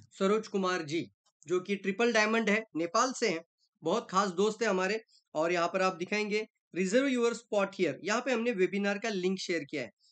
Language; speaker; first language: Hindi; non-native, local second language; Marathi